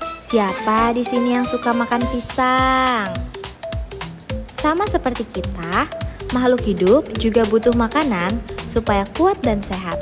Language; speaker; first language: Indonesian; native; Indonesian